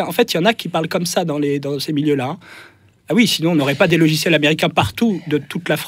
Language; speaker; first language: French; native; French